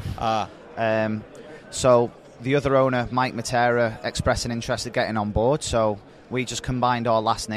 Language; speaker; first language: English; native; English